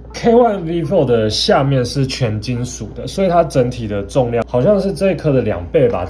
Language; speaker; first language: Chinese; native; Chinese